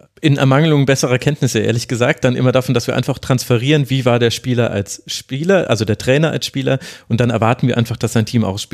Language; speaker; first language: German; native; German